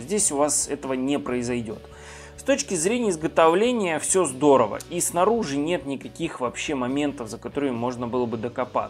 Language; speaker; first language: Russian; native; Russian